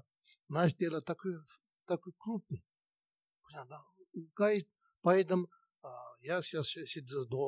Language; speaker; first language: Russian; non-native, learner; Tibetan